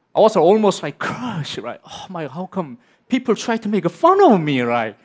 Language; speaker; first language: English; non-native, learner; Korean